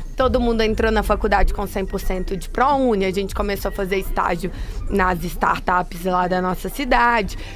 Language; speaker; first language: Portuguese; native; Portuguese